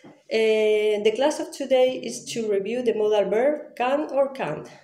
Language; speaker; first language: English; non-native, fluent; Spanish